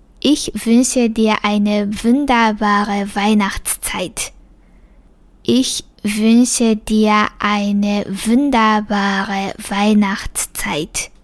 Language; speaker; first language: German; non-native, fluent; Japanese